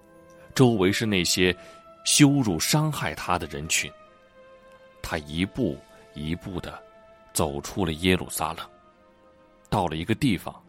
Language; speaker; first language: Chinese; native; Chinese